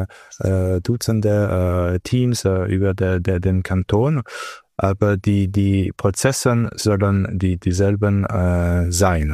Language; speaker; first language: German; non-native, local second language; French